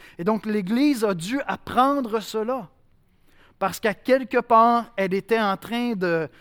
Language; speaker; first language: French; native; French